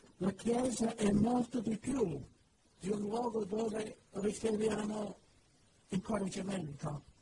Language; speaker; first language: Italian; non-native, fluent; English